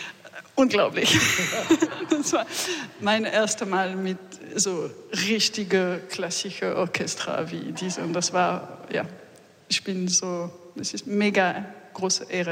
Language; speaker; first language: German; non-native, learner; French